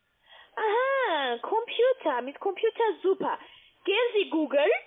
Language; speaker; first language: German; non-native, learner; Russian